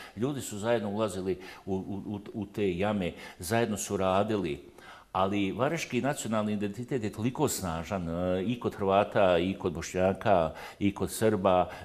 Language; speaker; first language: Bosnian; native; Bosnian